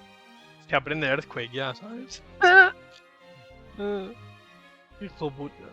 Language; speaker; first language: Spanish; native; Spanish